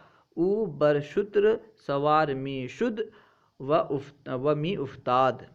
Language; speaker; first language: Persian; non-native, fluent; Urdu